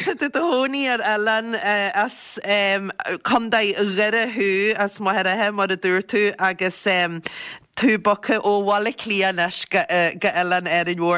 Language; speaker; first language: Irish; native; Irish